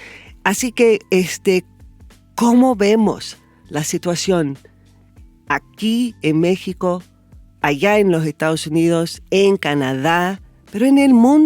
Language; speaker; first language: Spanish; non-native, fluent; English